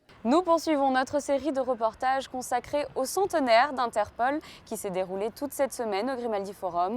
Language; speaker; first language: French; native; French